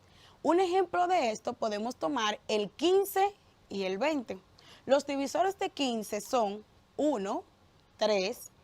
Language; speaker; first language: Spanish; native; Spanish